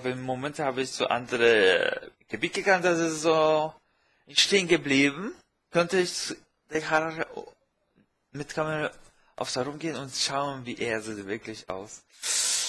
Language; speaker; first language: German; non-native, fluent; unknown